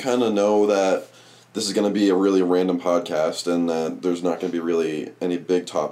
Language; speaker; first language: English; native; English